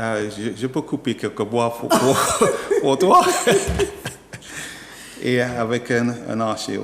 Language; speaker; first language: French; non-native, learner; English